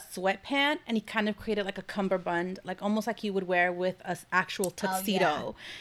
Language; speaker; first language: English; native; English